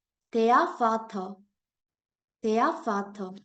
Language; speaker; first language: German; non-native, fluent; Korean